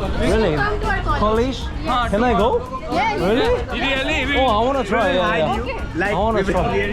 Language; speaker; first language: English; non-native, learner; Korean